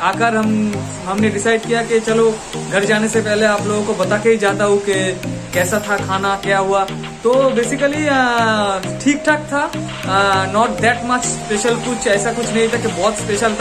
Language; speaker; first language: Hindi; non-native, local second language; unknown